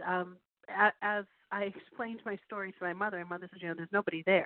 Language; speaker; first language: English; native; English